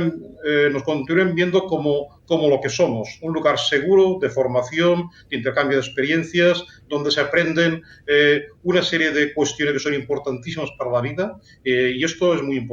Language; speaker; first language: Spanish; native; Spanish